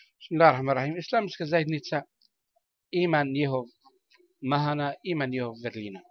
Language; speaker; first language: Bosnian; non-native, learner; Arabic